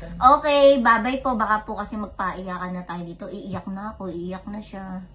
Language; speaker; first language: Filipino; native; Filipino